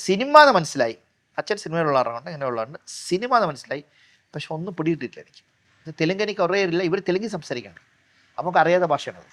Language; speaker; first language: Malayalam; early bilingual, heritage; Malayalam